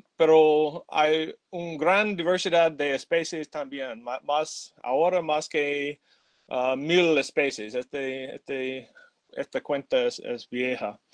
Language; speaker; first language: Spanish; non-native, fluent; English